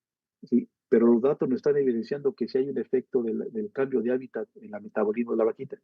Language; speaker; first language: Spanish; native; Spanish